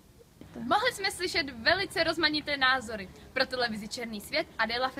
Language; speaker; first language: Czech; native; Czech